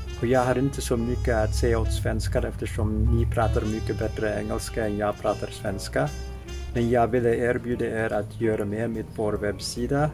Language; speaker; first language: Swedish; non-native, learner; English